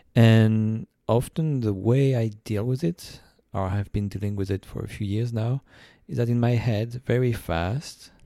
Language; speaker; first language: English; non-native, fluent; French